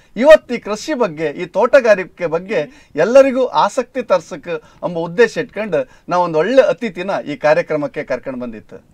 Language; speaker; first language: Kannada; native; Kannada